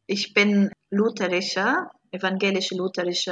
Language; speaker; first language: German; non-native, fluent; Arabic